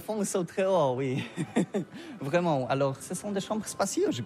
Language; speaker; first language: French; non-native, learner; Polish